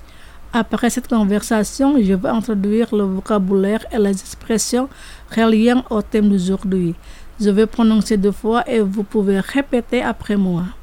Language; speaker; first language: French; non-native, fluent; Indonesian